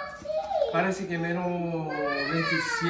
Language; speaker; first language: Spanish; non-native, learner; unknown